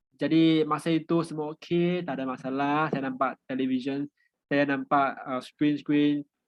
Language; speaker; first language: Malay; non-native, local second language; Chinese